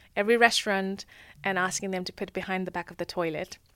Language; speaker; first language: English; non-native, local second language; Nepali